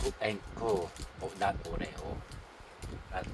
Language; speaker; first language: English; non-native, learner; Korean